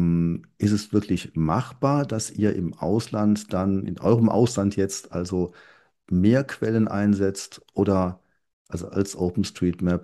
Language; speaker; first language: German; native; German